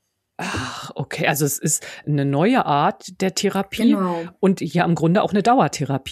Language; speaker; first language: German; native; German